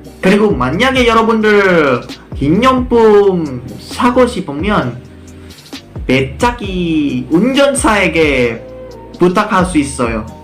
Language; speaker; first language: Korean; non-native, learner; Indonesian